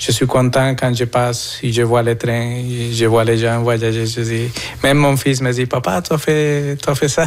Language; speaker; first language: French; non-native, fluent; Spanish